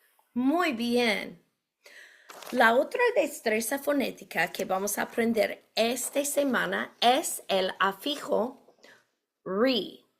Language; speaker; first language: Spanish; non-native, fluent; English